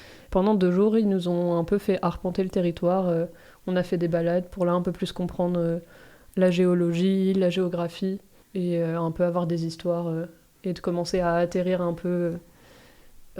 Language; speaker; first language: French; native; French